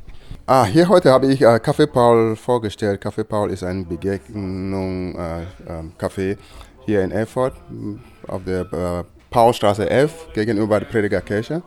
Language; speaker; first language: German; non-native, fluent; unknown